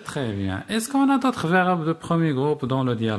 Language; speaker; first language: French; non-native, local second language; Arabic